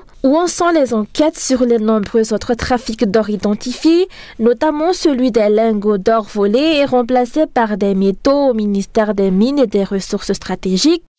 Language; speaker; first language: French; non-native, local second language; Malagasy